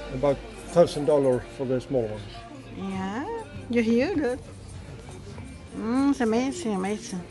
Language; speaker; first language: English; non-native, learner; Spanish